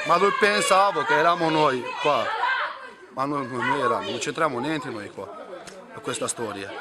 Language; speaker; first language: Italian; non-native, learner; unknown